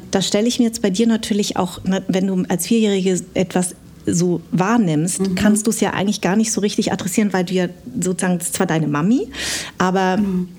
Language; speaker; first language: German; early bilingual, other home language; Vietnamese